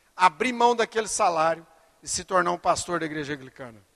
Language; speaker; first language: Portuguese; native; Portuguese